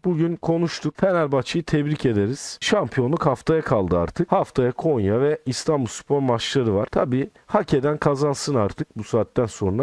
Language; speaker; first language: Turkish; native; Turkish